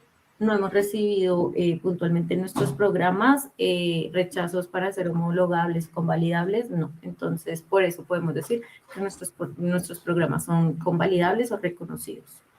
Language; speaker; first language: Spanish; native; Spanish